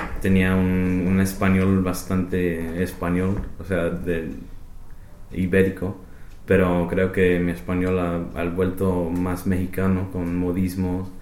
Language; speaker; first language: Spanish; non-native, fluent; English